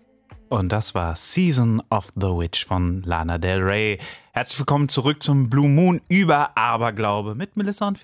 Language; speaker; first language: German; native; German